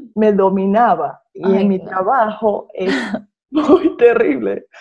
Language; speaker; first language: Spanish; non-native, fluent; Portuguese